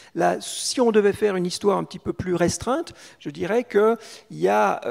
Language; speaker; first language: French; native; French